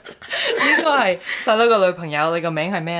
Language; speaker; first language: Cantonese; early bilingual, heritage; Cantonese